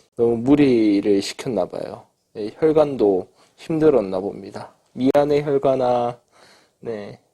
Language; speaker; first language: Korean; native; Korean